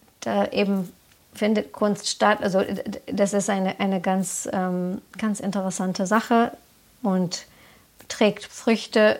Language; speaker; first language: German; non-native, fluent; English